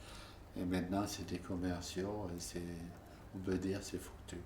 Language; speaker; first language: French; non-native, fluent; German